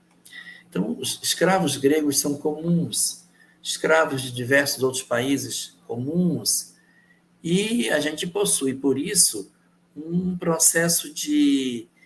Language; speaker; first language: Portuguese; native; Portuguese